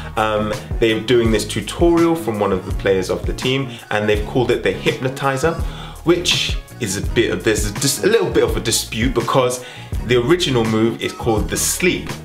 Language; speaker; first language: English; native; English